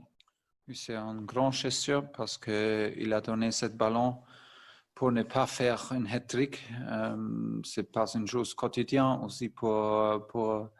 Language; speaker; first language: French; non-native, fluent; German